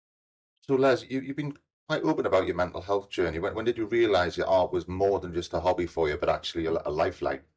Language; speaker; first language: English; native; English